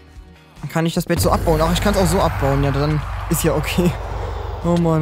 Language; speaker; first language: German; native; German